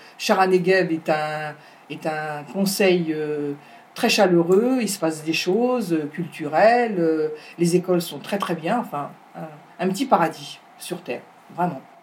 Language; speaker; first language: French; native; French